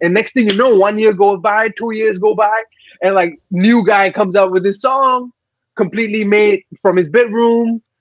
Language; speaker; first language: English; non-native, local second language; Tamil